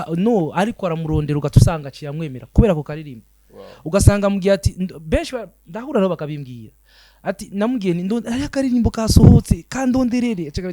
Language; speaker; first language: Rundi; native; Rundi